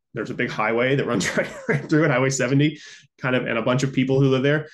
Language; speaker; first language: English; native; English